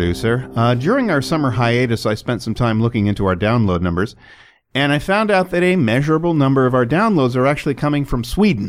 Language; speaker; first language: English; native; English